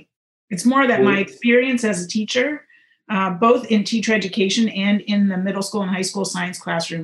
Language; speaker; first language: English; native; English